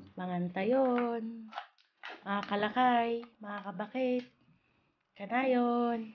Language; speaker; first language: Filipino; non-native, local second language; Iloko